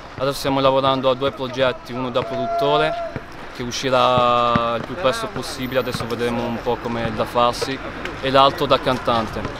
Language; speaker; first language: Italian; early bilingual, other home language; Arabic